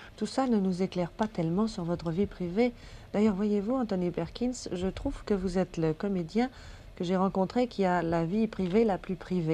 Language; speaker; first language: French; native; French